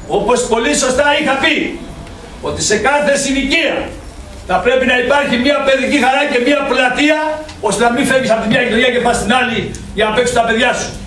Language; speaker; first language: Greek; early bilingual, heritage; Greek